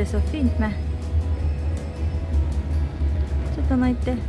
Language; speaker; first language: Swedish; non-native, learner; Japanese